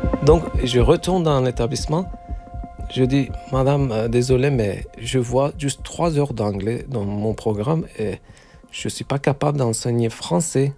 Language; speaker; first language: French; non-native, fluent; Turkish